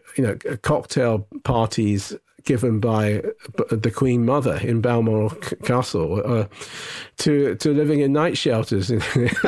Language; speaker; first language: English; non-native, local second language; Japanese